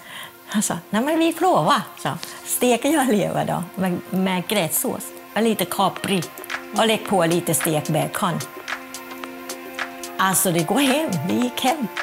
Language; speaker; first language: Swedish; non-native, fluent; Thai